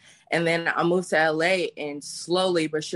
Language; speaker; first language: English; native; English